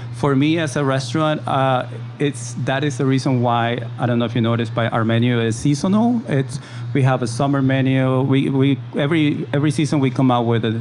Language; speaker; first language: English; early bilingual, other home language; Spanish